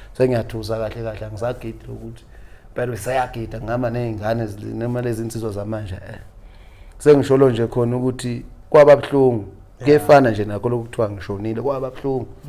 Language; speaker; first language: Zulu; native; Zulu